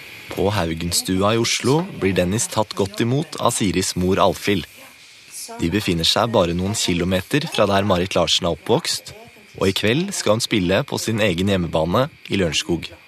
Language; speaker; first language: Norwegian; native; Norwegian